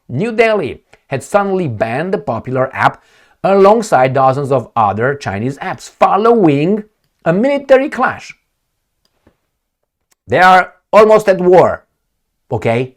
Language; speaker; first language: English; non-native, fluent; Romanian